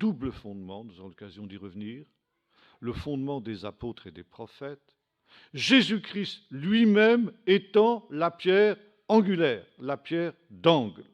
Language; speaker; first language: French; native; French